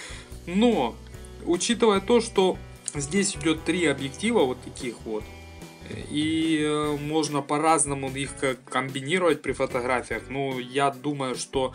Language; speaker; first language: Russian; native; Russian